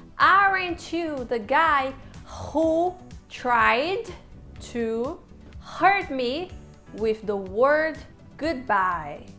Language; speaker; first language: English; non-native, fluent; Portuguese